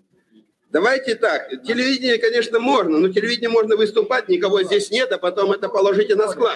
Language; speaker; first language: Russian; native; Russian